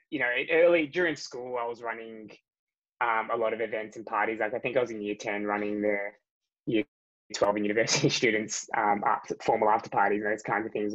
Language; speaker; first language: English; native; English